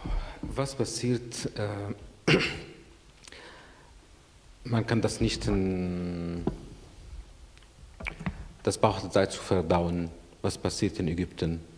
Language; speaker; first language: German; non-native, learner; Arabic